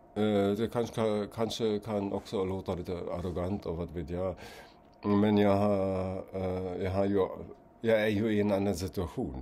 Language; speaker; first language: Swedish; non-native, fluent; German